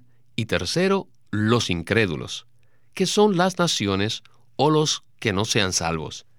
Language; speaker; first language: Spanish; native; Spanish